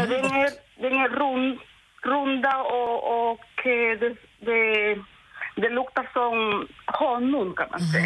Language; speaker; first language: Swedish; non-native, local second language; Spanish